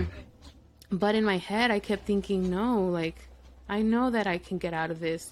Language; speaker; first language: English; early bilingual, other home language; Spanish